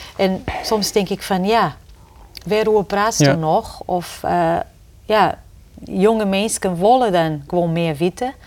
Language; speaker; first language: Dutch; non-native, fluent; Portuguese